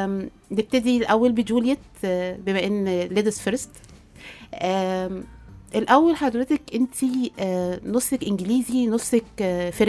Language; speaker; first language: Arabic; native; Arabic